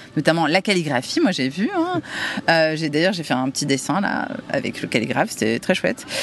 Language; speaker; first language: French; native; French